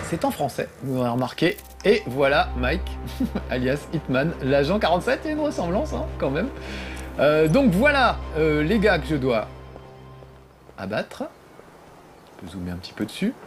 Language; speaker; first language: French; native; French